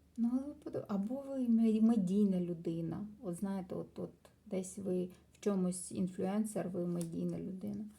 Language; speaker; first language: Ukrainian; non-native, local second language; Russian